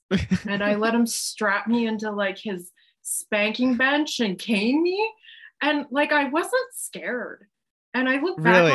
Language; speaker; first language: English; native; English